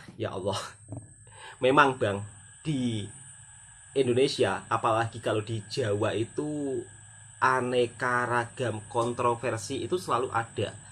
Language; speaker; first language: Indonesian; native; Indonesian